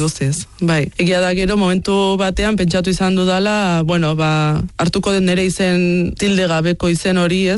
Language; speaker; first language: Basque; native; Basque